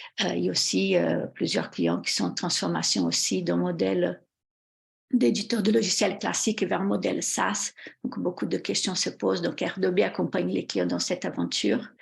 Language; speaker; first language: French; non-native, fluent; Portuguese